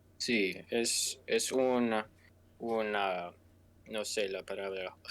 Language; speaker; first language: Spanish; non-native, learner; English